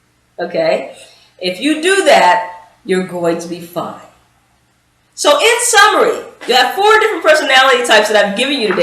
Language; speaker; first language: English; native; English